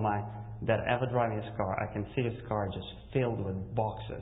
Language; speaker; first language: English; non-native, fluent; Russian